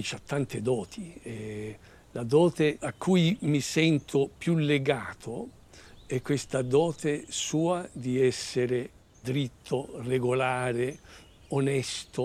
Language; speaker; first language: Italian; native; Italian